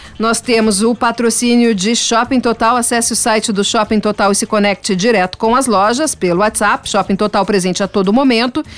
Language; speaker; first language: Portuguese; native; Portuguese